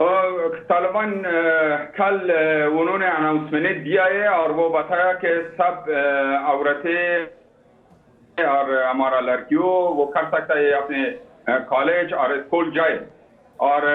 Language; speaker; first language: Hindi; non-native, learner; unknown